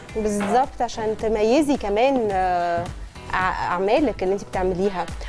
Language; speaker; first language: Arabic; native; Arabic